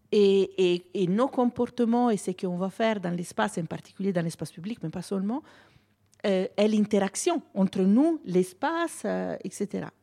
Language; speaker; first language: French; non-native, fluent; Italian